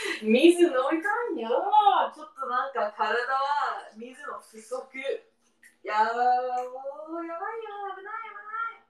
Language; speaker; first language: Japanese; non-native, learner; English